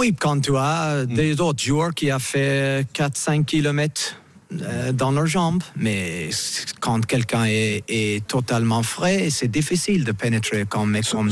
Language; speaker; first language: French; non-native, fluent; English